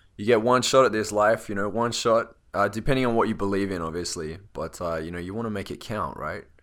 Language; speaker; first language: English; native; English